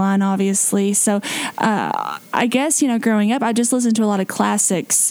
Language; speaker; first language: English; native; English